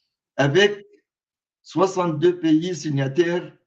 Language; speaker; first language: French; non-native, fluent; Arabic